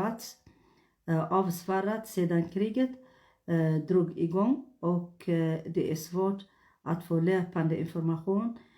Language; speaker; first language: Swedish; non-native, fluent; Tigrinya